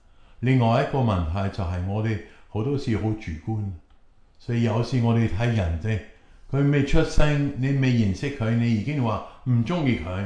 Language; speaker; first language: Chinese; non-native, fluent; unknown